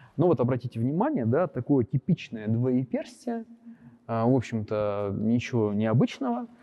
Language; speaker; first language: Russian; native; Russian